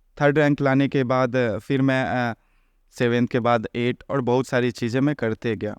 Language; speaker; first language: Hindi; native; Hindi